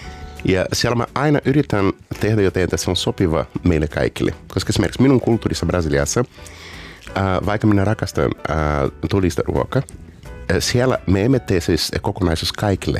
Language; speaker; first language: Finnish; non-native, learner; Portuguese